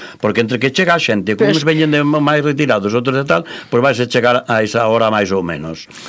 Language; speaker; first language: Galician; native; Galician